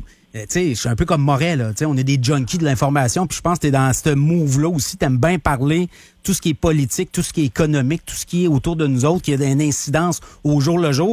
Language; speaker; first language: French; native; French